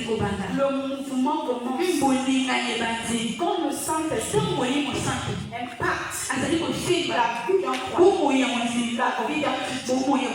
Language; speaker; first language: French; non-native, local second language; Lingala